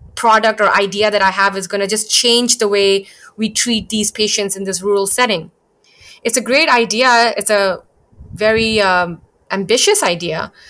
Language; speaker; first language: English; early bilingual, other home language; Thai